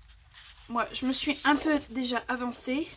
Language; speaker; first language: French; native; French